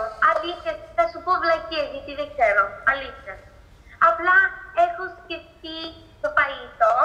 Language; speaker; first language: Greek; early bilingual, heritage; Greek